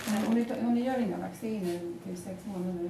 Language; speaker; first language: Swedish; non-native, fluent; Latvian